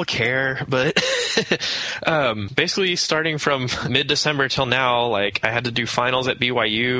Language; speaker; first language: English; non-native, fluent; Spanish